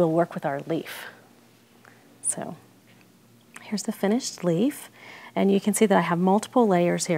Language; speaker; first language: English; native; English